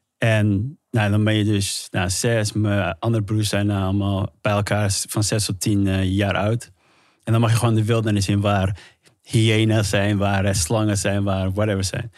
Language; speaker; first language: Dutch; early bilingual, other home language; Somali